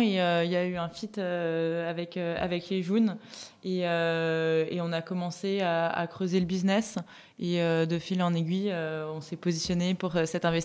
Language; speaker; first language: French; native; French